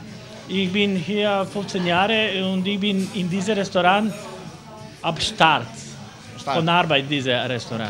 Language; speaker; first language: German; non-native, learner; Serbian